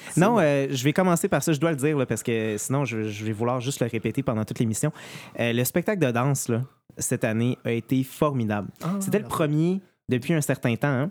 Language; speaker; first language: French; native; French